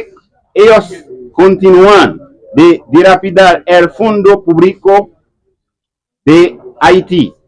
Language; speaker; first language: Spanish; non-native, learner; Haitian Creole